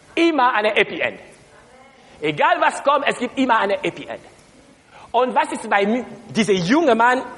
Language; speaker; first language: German; non-native, learner; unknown